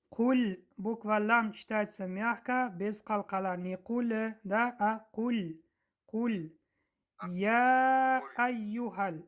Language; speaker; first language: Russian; non-native, local second language; Tajik